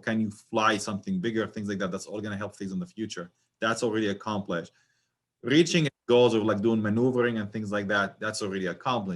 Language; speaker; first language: English; non-native, fluent; Arabic